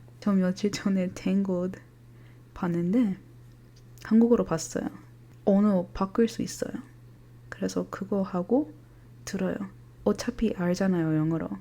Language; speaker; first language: Korean; non-native, fluent; English